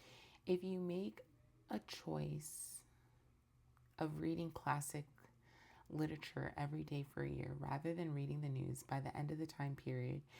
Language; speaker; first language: English; native; English